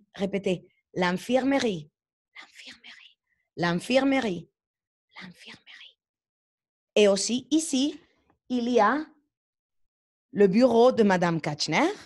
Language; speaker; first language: French; non-native, fluent; Spanish